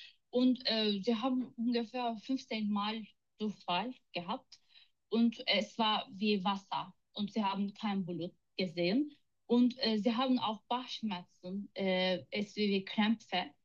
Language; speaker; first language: German; non-native, learner; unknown